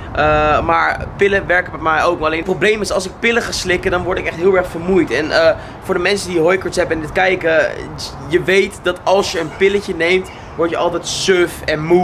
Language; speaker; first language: Dutch; native; Dutch